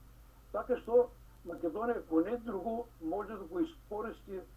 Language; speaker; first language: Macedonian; early bilingual, heritage; Macedonian